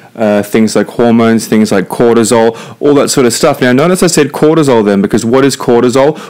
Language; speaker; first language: English; native; English